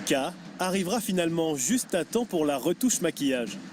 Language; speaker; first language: French; native; French